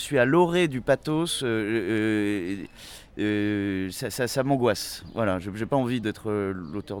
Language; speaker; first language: French; native; French